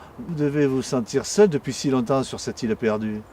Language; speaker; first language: French; native; French